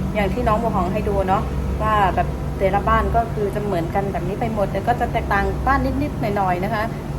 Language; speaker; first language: Thai; non-native, local second language; Shan